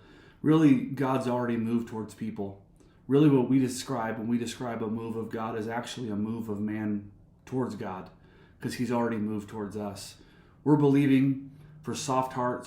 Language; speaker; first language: English; native; English